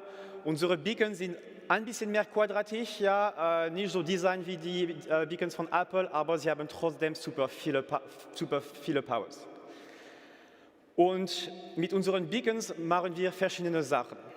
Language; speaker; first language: German; non-native, fluent; French